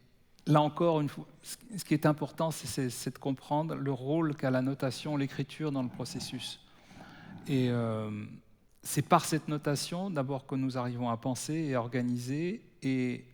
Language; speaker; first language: French; native; French